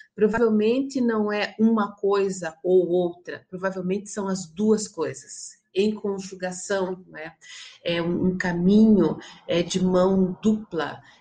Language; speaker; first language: Portuguese; non-native, local second language; Kabuverdianu